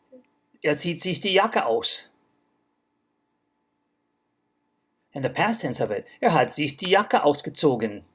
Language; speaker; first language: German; non-native, fluent; English